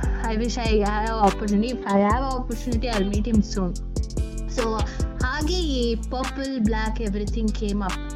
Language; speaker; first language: English; non-native, local second language; Kannada